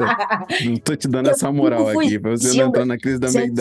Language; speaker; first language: Portuguese; native; Portuguese